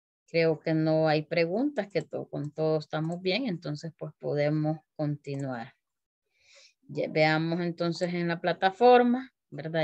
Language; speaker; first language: Spanish; native; Spanish